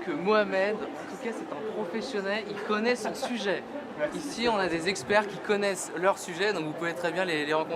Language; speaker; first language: French; native; French